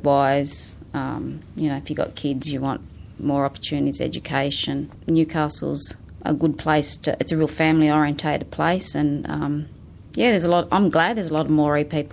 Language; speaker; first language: English; native; English